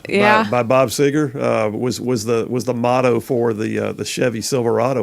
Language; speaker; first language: English; native; English